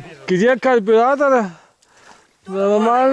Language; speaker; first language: Russian; non-native, learner; Danish